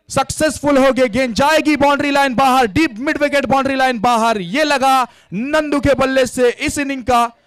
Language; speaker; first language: Hindi; non-native, local second language; Marathi